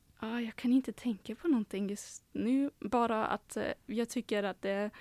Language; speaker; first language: Swedish; non-native, fluent; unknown